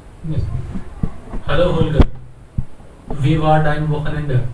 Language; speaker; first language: German; non-native, learner; Hindi